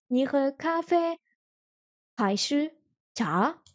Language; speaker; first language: Chinese; non-native, learner; French